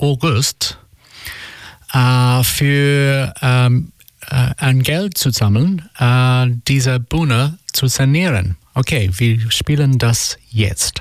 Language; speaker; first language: German; non-native, learner; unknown